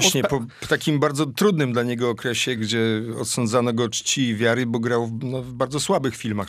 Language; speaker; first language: Polish; native; Polish